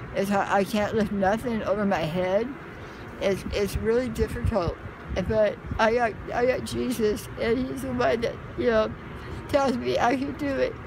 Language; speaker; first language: English; native; English